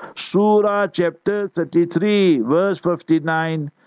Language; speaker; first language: English; native; English